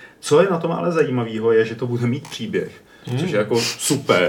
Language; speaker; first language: Czech; native; Czech